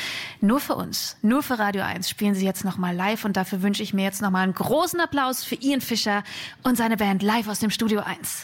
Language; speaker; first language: German; native; German